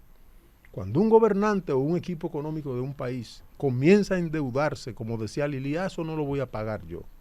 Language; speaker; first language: Spanish; native; Spanish